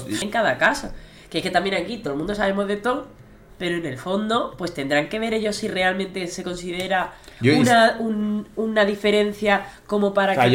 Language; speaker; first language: Spanish; native; Spanish